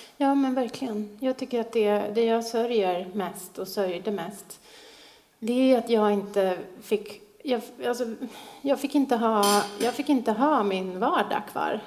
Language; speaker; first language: Swedish; native; Swedish